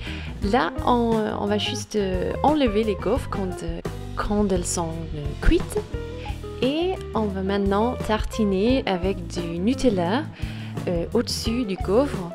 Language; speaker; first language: French; non-native, fluent; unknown